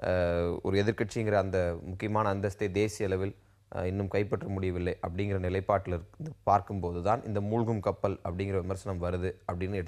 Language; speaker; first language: Tamil; native; Tamil